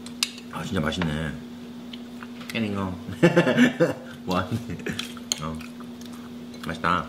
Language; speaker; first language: Vietnamese; non-native, learner; Korean